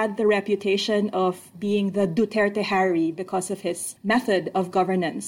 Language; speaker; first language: English; non-native, local second language; Filipino